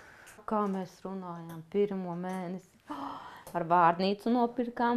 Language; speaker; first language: Latvian; native; Latvian